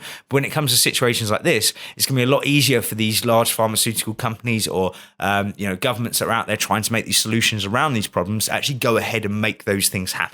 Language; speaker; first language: English; native; English